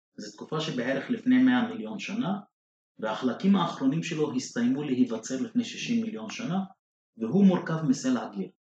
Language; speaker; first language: Hebrew; non-native, local second language; Arabic